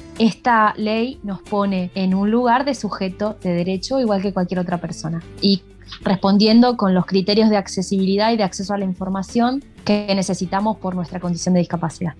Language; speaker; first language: Spanish; native; Spanish